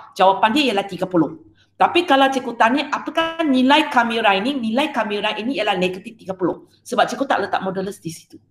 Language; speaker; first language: Malay; non-native, local second language; Chinese